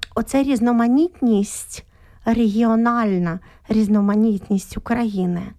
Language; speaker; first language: Ukrainian; native; Ukrainian